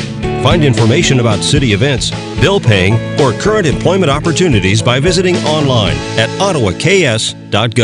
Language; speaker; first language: English; native; English